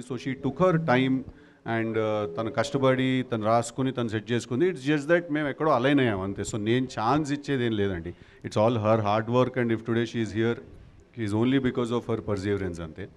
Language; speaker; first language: Telugu; native; Telugu